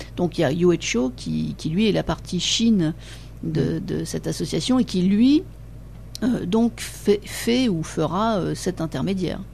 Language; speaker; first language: French; native; French